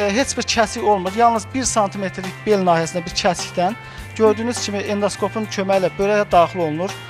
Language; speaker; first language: Azerbaijani; native; Azerbaijani